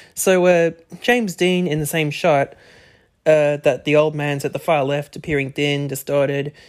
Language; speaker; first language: English; native; English